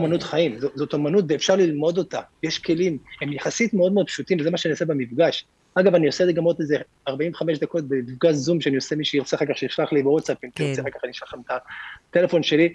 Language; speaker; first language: Hebrew; native; Hebrew